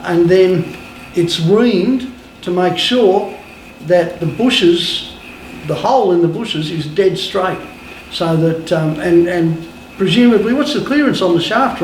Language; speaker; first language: English; native; English